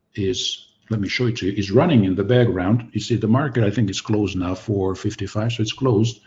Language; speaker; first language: English; non-native, fluent; Hungarian